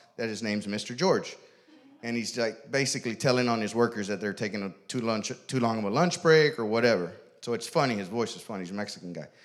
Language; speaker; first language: English; native; English